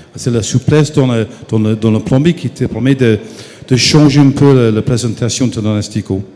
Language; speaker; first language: French; non-native, fluent; English